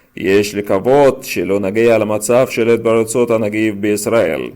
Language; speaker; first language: Hebrew; non-native, learner; Arabic